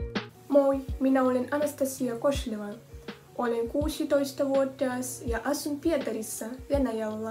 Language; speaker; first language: Finnish; non-native, learner; Russian